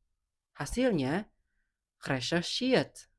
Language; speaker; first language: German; non-native, fluent; Indonesian